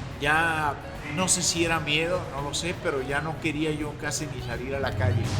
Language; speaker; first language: Spanish; native; Spanish